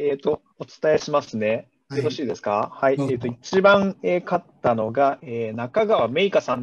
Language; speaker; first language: Japanese; native; Japanese